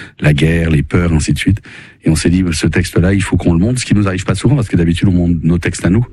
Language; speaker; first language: French; native; French